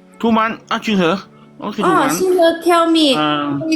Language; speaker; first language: English; non-native, learner; Thai